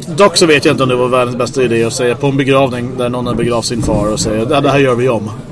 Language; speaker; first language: Swedish; native; Swedish